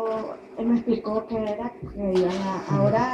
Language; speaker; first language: Spanish; native; Spanish